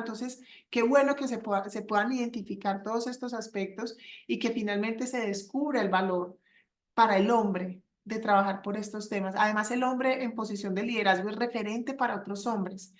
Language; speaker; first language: Spanish; native; Spanish